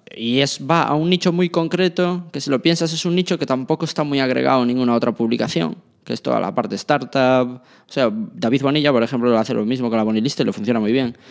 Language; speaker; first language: Spanish; native; Spanish